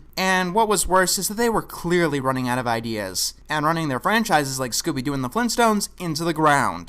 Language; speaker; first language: English; native; English